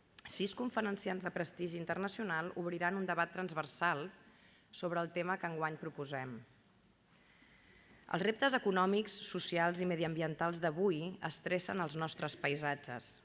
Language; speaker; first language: Catalan; native; Catalan